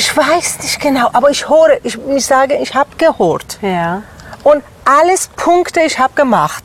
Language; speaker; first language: German; non-native, learner; Persian